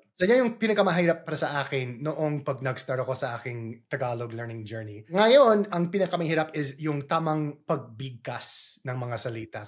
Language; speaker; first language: Filipino; non-native, fluent; English